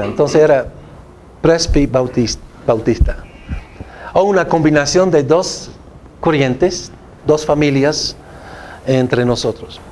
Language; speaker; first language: Spanish; non-native, fluent; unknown